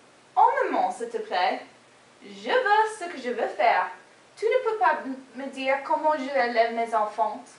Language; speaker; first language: French; non-native, learner; English